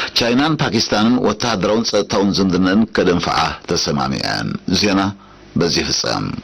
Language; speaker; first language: Tigrinya; native; Tigrinya